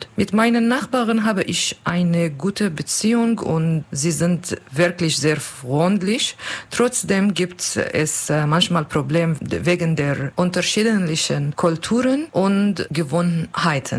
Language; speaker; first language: German; non-native, learner; Arabic